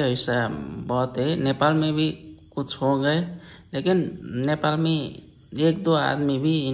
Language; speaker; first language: Hindi; non-native, learner; Nepali